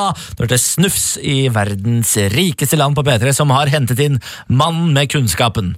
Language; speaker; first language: Norwegian; native; Norwegian